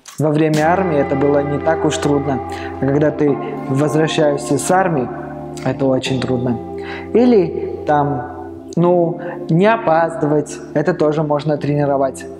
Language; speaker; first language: Russian; non-native, learner; Armenian